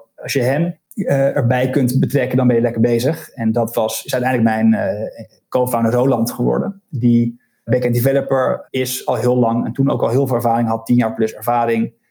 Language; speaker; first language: Dutch; native; Dutch